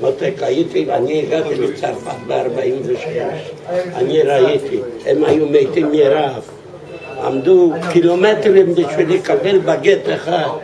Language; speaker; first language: Hebrew; non-native, fluent; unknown